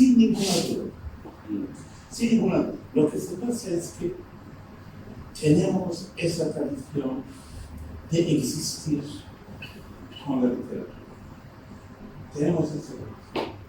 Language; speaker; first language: Spanish; non-native, fluent; Turkish